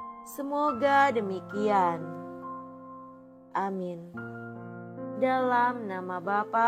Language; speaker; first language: Indonesian; native; Indonesian